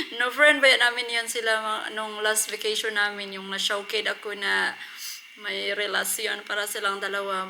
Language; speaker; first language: Filipino; non-native, local second language; Cebuano